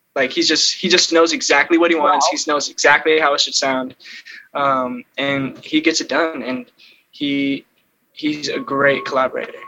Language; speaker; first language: English; native; English